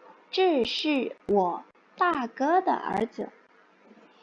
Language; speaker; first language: Chinese; non-native, fluent; Indonesian